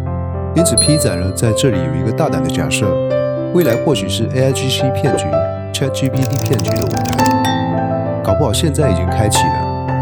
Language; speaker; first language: Chinese; native; Chinese